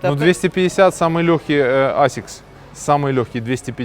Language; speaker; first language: Russian; native; Russian